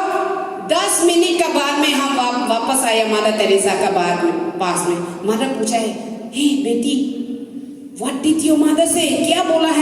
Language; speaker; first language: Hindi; non-native, local second language; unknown